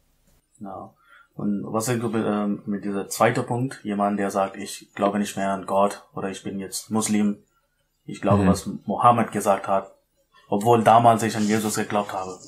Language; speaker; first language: German; non-native, learner; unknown